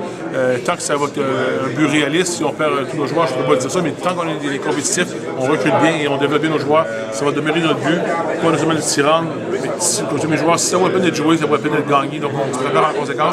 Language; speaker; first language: French; native; French